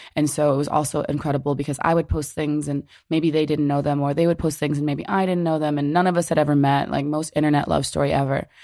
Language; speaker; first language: English; native; English